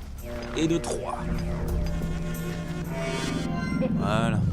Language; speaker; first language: French; native; French